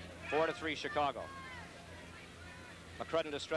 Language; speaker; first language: English; native; English